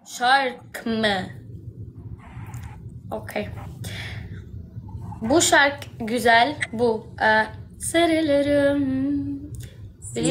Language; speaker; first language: Turkish; non-native, learner; Arabic